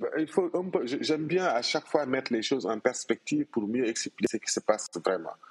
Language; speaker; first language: French; non-native, local second language; Wolof